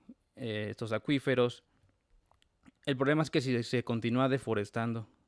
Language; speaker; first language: Spanish; native; Spanish